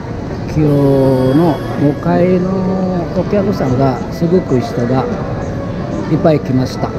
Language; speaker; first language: Japanese; non-native, fluent; Indonesian